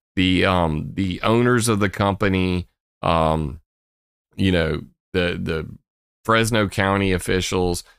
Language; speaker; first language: English; native; English